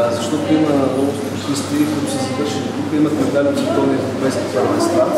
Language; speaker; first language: Bulgarian; native; Bulgarian